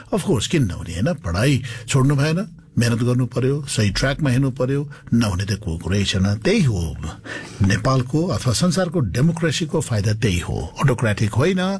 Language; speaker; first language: Nepali; native; Nepali